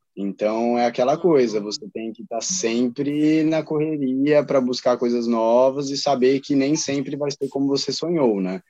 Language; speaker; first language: Portuguese; native; Portuguese